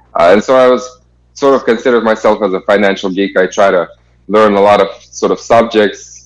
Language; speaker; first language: English; non-native, fluent; Kazakh